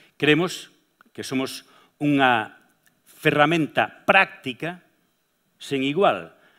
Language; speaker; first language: Galician; native; Galician